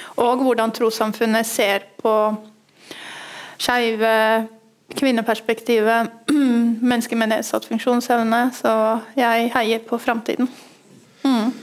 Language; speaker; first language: Norwegian; early bilingual, other home language; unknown